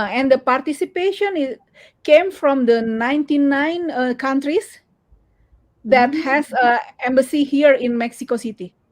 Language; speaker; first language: English; non-native, learner; Indonesian